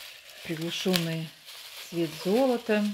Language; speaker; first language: Russian; native; Russian